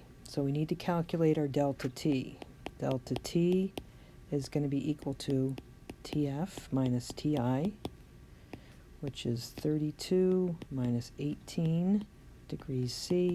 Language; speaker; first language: English; native; English